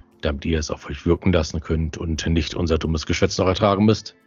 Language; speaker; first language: German; native; German